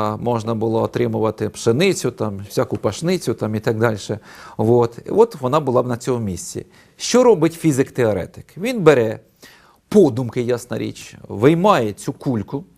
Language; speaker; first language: Ukrainian; native; Ukrainian